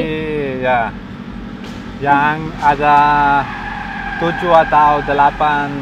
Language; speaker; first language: Indonesian; non-native, learner; Spanish